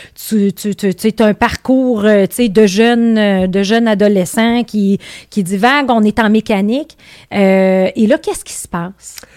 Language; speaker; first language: French; native; French